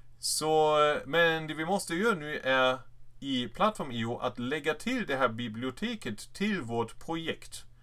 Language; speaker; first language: Swedish; non-native, fluent; German